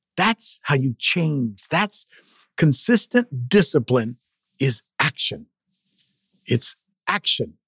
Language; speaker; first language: English; early bilingual, other home language; Spanish